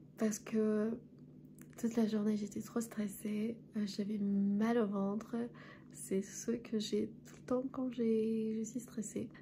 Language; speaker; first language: French; non-native, fluent; Armenian